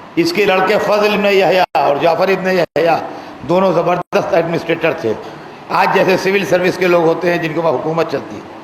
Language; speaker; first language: Urdu; native; Urdu